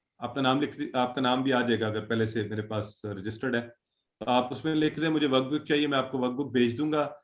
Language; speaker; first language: Urdu; native; Urdu